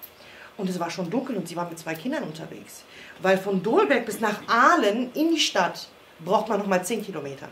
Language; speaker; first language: German; early bilingual, other home language; Croatian